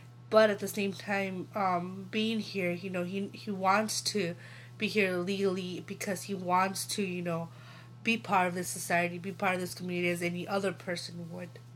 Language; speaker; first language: English; early bilingual, other home language; Spanish